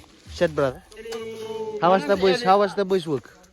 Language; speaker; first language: English; non-native, local second language; Fijian